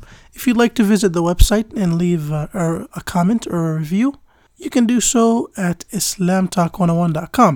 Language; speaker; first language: English; native; English